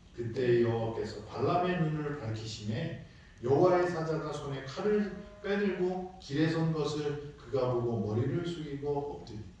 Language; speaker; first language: Korean; native; Korean